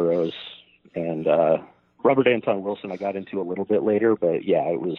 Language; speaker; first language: English; native; English